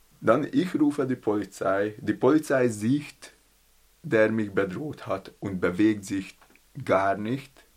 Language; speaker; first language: German; non-native, learner; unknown